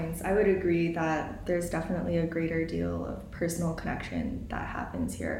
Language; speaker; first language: English; native; English